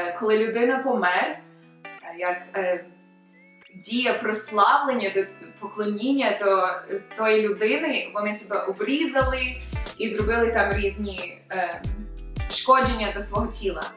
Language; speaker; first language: Ukrainian; early bilingual, other home language; English